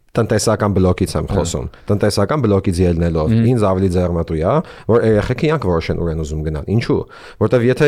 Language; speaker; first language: Armenian; early bilingual, heritage; Armenian